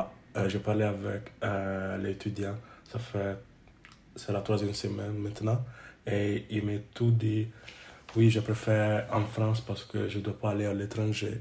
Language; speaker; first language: French; non-native, learner; English